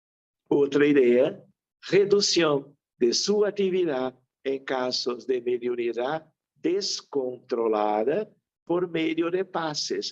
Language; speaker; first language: Spanish; non-native, fluent; Portuguese